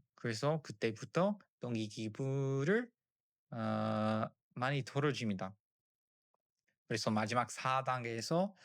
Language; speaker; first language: Korean; non-native, learner; English